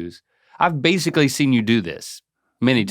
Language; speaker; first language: English; native; English